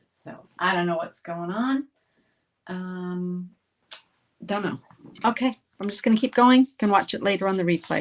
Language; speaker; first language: English; native; English